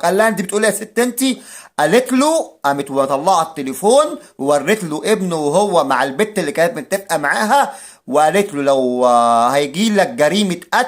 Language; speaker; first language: Arabic; native; Arabic